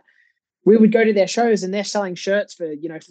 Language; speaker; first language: English; native; English